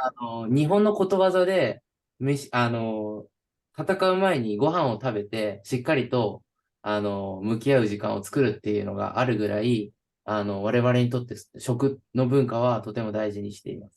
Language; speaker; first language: Japanese; native; Japanese